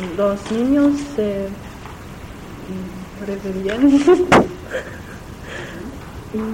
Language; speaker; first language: Spanish; non-native, learner; German